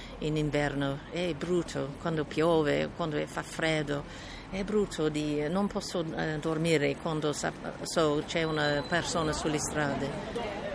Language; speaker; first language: Italian; non-native, learner; English